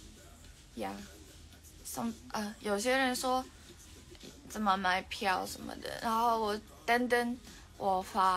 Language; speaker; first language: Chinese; non-native, learner; Mongolian